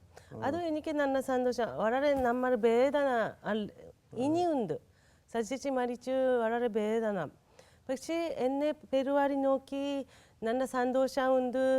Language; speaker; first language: Malayalam; non-native, learner; Japanese